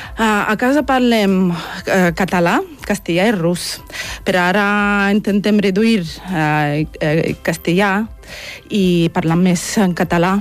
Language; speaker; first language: Catalan; non-native, learner; Russian